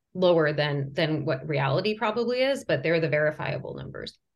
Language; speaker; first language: English; early bilingual, other home language; Persian